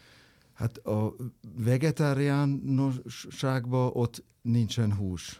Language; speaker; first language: Hungarian; non-native, fluent; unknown